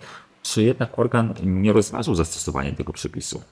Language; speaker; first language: Polish; native; Polish